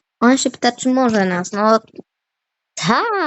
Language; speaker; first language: Polish; native; Polish